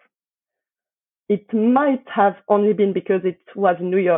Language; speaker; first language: English; non-native, fluent; French